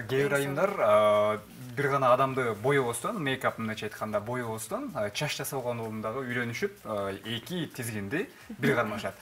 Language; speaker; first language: Kyrgyz; native; Kyrgyz